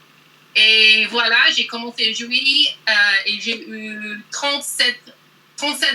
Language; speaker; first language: French; non-native, learner; English